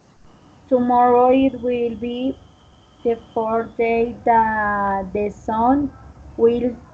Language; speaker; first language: English; non-native, learner; Spanish